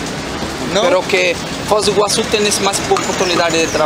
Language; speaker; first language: Portuguese; non-native, learner; Spanish